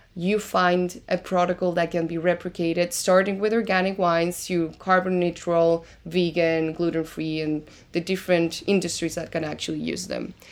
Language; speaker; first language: English; non-native, fluent; Spanish